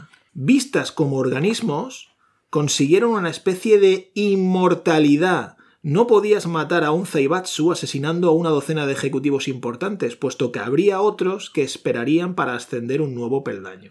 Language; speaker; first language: Spanish; native; Spanish